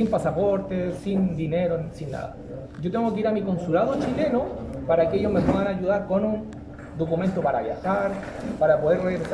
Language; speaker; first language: Spanish; native; Spanish